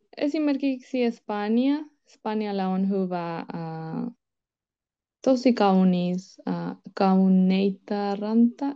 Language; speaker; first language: Finnish; non-native, learner; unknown